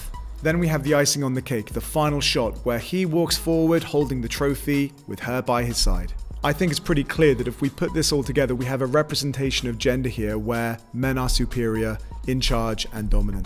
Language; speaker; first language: English; native; English